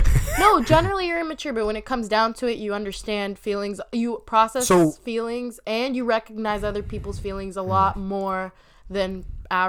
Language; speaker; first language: English; native; English